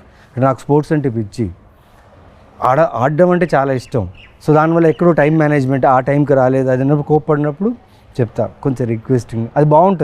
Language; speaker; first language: Telugu; native; Telugu